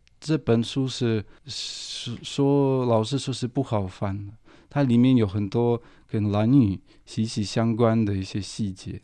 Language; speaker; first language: Chinese; non-native, fluent; Russian